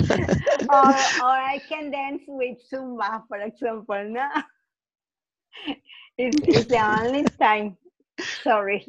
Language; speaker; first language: English; non-native, learner; Spanish